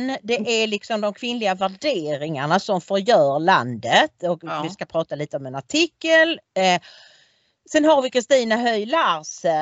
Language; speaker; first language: Swedish; native; Swedish